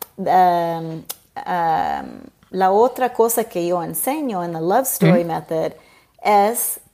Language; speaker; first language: Spanish; early bilingual, heritage; Spanish